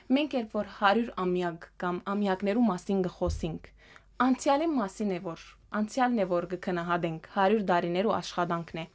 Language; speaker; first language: Armenian; early bilingual, heritage; Armenian